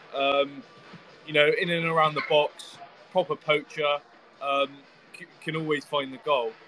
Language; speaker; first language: English; native; English